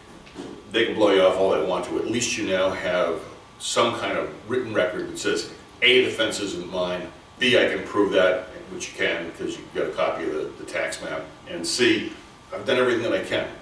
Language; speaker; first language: English; native; English